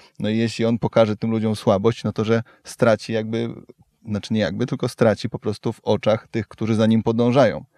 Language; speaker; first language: Polish; native; Polish